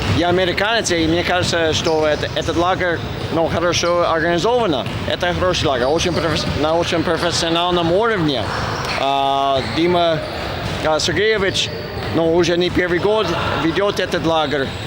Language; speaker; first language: Russian; non-native, fluent; English